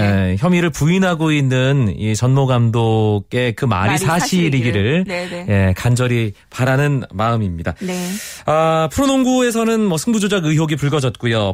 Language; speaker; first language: Korean; native; Korean